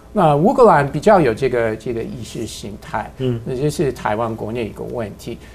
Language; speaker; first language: Chinese; native; Chinese